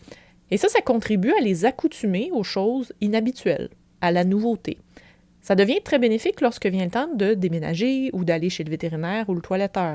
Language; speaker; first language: French; native; French